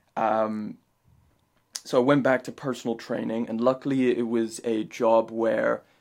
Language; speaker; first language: English; native; English